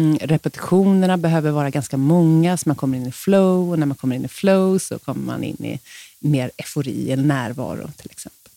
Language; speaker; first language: Swedish; native; Swedish